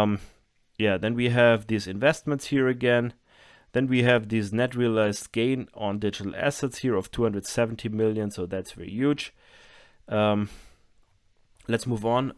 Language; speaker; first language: English; non-native, fluent; German